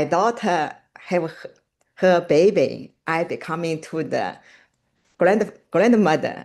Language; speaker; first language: English; non-native, learner; Chinese